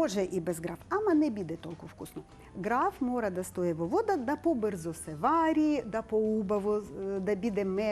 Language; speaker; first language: Macedonian; non-native, learner; Ukrainian